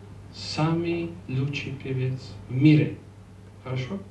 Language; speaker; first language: Russian; non-native, learner; Czech